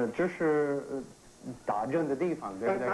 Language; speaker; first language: Chinese; non-native, fluent; English